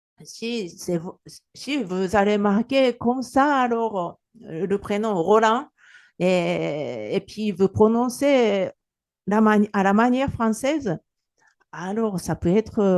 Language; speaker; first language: French; non-native, fluent; Japanese